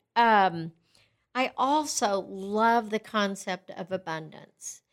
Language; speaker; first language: English; native; English